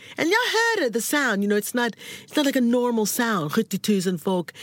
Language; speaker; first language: English; native; English